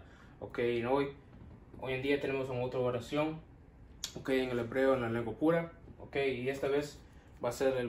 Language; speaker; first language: Spanish; non-native, learner; English